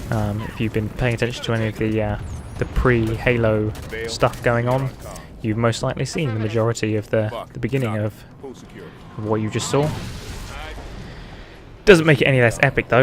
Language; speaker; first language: English; native; English